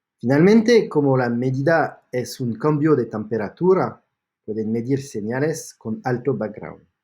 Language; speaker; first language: Spanish; non-native, fluent; French